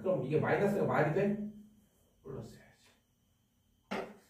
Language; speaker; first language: Korean; native; Korean